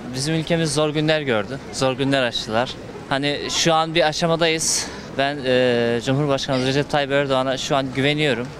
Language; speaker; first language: Turkish; native; Turkish